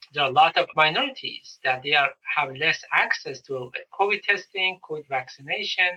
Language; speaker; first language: English; non-native, fluent; Persian